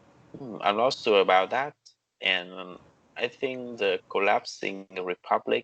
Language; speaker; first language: English; non-native, learner; Vietnamese